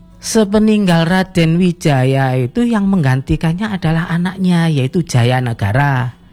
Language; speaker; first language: Indonesian; native; Indonesian